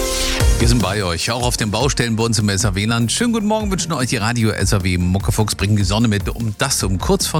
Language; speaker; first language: German; native; German